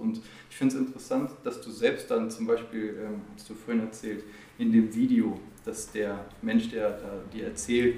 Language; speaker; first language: German; native; German